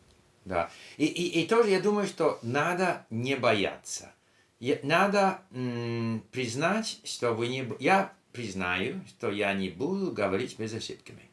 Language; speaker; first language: Russian; non-native, learner; English